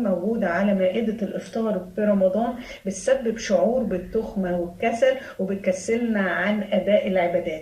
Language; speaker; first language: Arabic; native; Arabic